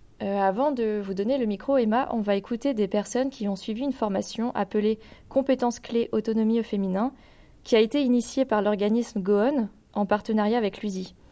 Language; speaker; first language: French; native; French